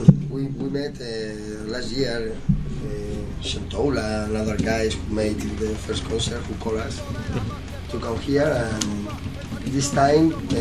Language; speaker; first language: English; non-native, learner; Spanish